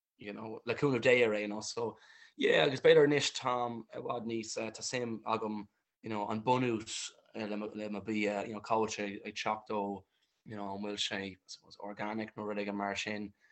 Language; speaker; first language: Irish; non-native, local second language; English